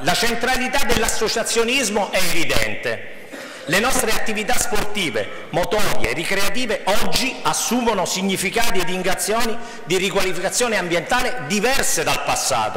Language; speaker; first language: Italian; native; Italian